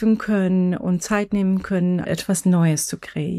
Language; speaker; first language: German; non-native, fluent; Persian